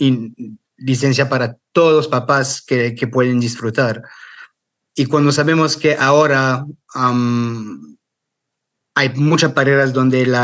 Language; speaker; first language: Spanish; non-native, fluent; French